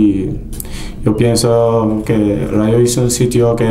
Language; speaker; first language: Spanish; non-native, learner; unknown